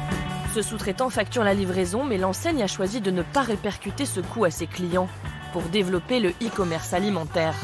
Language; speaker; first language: French; native; French